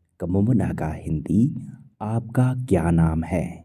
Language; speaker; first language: Hindi; non-native, local second language; Khasi